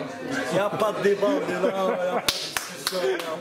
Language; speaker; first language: French; native; French